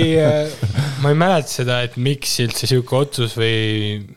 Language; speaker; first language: Estonian; native; Estonian